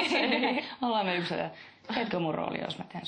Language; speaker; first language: Finnish; native; Finnish